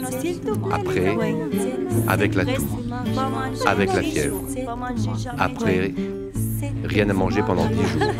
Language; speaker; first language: French; non-native, learner; Arabic